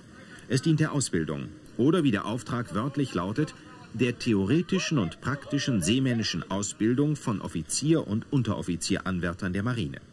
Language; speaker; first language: German; native; German